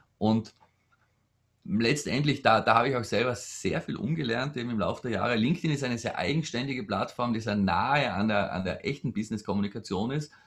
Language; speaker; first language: German; native; German